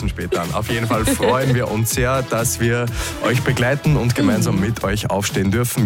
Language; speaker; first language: German; native; German